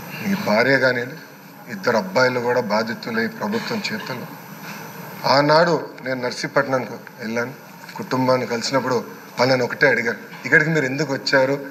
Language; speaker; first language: Telugu; native; Telugu